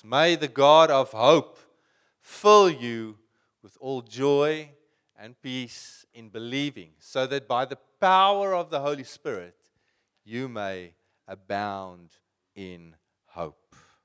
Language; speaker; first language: English; non-native, local second language; Afrikaans